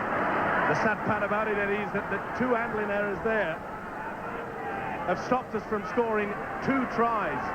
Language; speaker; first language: English; native; English